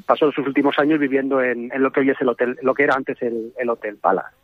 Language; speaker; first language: Spanish; native; Spanish